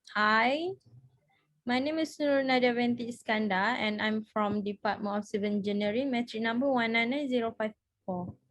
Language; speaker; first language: English; non-native, fluent; Malay